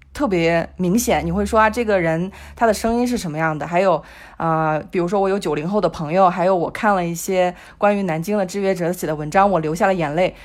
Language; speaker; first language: Chinese; native; Chinese